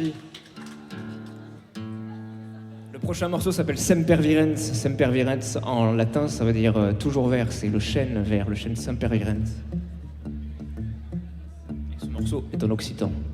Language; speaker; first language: French; native; French